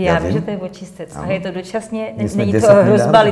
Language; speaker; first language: Czech; native; Czech